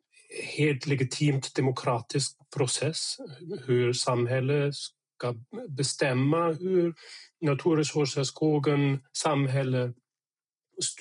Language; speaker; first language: Swedish; non-native, fluent; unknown